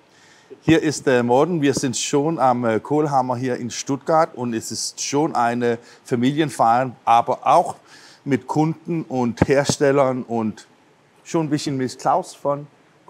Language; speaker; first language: German; non-native, fluent; Danish